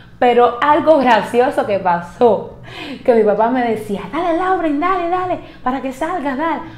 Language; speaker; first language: Spanish; native; Spanish